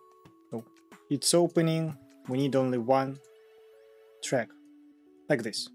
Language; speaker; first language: English; non-native, fluent; Russian